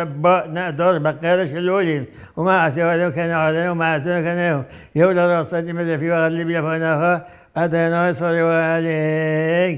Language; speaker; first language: Hebrew; non-native, fluent; Arabic